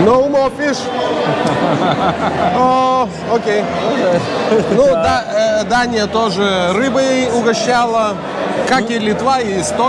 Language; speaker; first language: Russian; non-native, local second language; Lithuanian